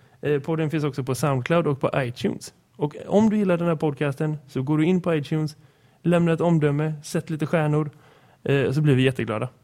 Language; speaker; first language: Swedish; native; Swedish